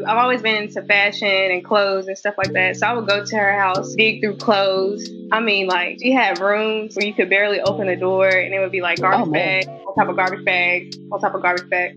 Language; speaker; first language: English; native; English